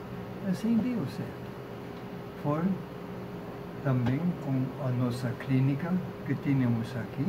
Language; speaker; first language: Portuguese; non-native, fluent; German